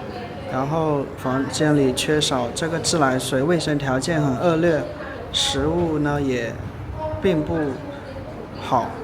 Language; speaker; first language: Chinese; native; Chinese